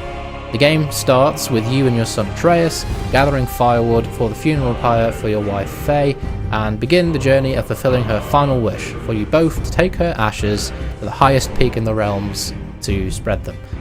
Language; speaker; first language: English; native; English